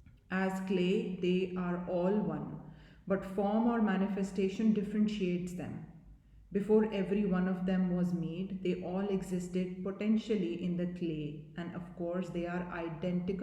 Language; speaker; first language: English; non-native, local second language; Hindi